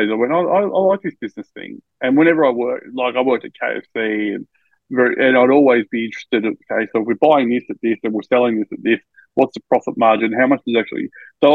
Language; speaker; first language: English; native; English